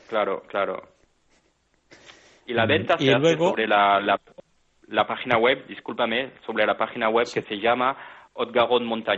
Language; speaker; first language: Spanish; non-native, fluent; French